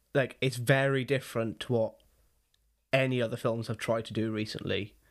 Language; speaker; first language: English; non-native, local second language; Welsh